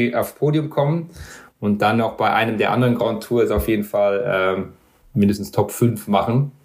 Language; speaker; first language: German; non-native, local second language; Luxembourgish